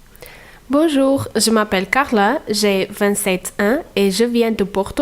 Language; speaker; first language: French; non-native, fluent; Portuguese